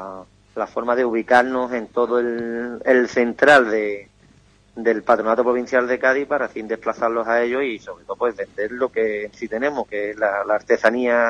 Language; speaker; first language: Spanish; native; Spanish